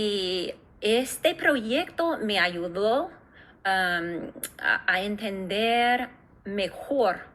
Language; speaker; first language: Spanish; non-native, fluent; English